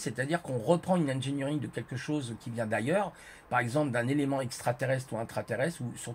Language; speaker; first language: French; native; French